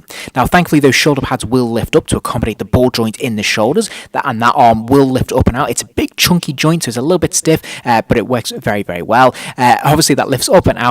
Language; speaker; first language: English; native; English